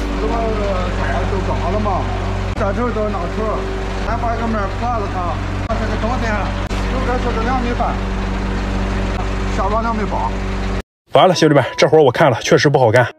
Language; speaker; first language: Chinese; native; Chinese